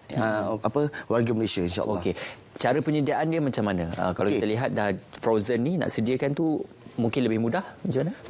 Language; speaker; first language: Malay; native; Malay